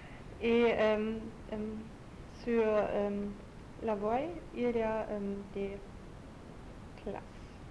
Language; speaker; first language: French; non-native, learner; German